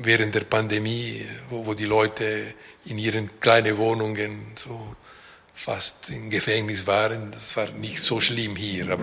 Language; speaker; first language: German; non-native, local second language; Italian